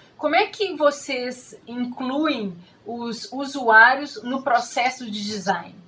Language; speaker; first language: Portuguese; native; Portuguese